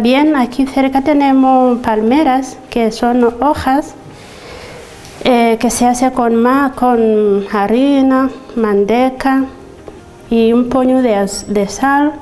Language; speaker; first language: Spanish; non-native, fluent; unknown